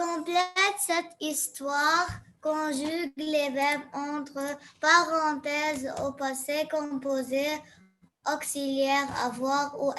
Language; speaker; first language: French; non-native, learner; Arabic